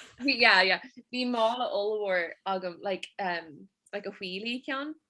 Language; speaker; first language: Irish; non-native, local second language; English